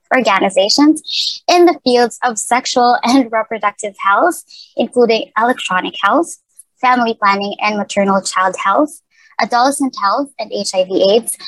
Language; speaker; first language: English; non-native, local second language; Cebuano